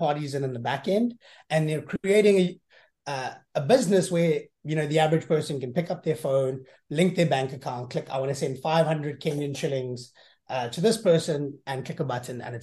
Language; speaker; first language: English; native; English